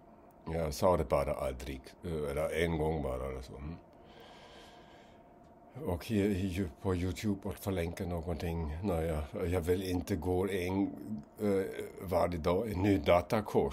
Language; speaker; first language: Swedish; non-native, fluent; German